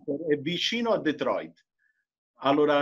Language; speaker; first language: Italian; early bilingual, heritage; English